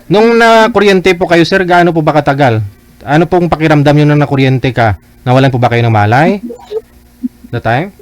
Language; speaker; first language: Filipino; non-native, local second language; Hiligaynon